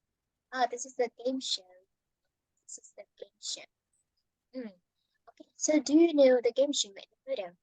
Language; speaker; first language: English; non-native, fluent; Vietnamese